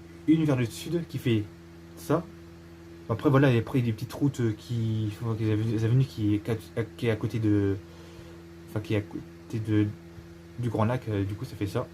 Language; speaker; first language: French; native; French